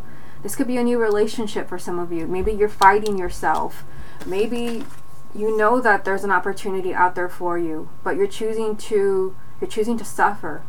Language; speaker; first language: English; native; English